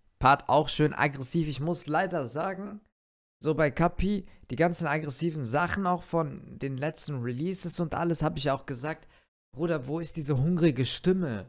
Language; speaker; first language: German; early bilingual, other home language; Turkish